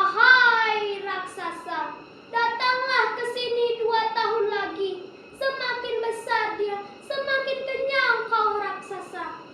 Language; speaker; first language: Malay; non-native, local second language; Balinese